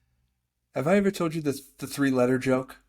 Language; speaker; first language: English; native; English